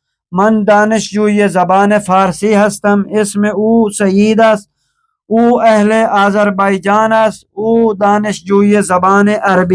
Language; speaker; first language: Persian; non-native, fluent; Urdu